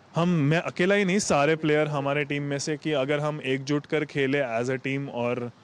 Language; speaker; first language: Hindi; non-native, local second language; Marathi